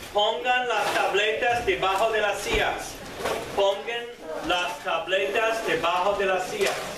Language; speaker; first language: Spanish; non-native, fluent; English